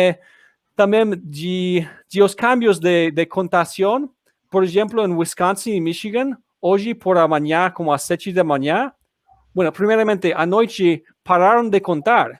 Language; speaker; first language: Portuguese; non-native, learner; English